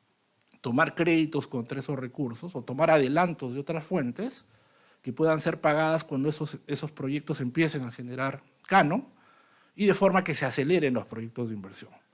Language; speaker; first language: Spanish; native; Spanish